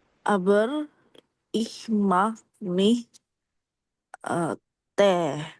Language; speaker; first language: German; non-native, learner; Indonesian